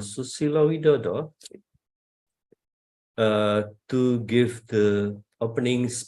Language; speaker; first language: English; non-native, fluent; Indonesian